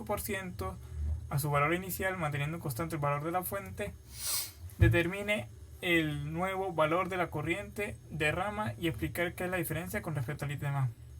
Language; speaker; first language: Spanish; native; Spanish